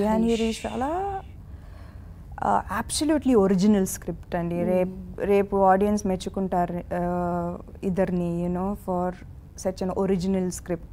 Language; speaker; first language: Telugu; non-native, fluent; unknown